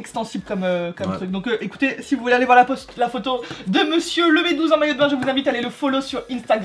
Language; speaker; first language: French; native; French